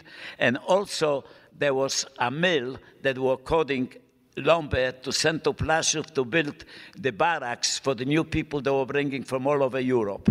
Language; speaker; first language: English; non-native, fluent; Polish